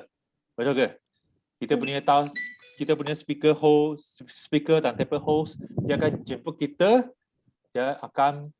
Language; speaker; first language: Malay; non-native, local second language; Chinese